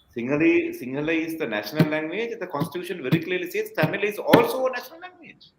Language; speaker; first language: English; non-native, local second language; Tamil